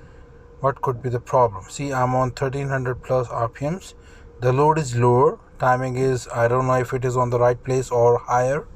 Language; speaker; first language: English; non-native, fluent; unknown